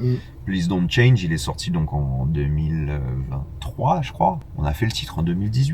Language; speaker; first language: French; native; French